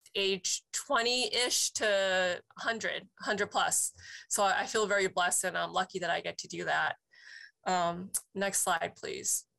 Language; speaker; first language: English; native; English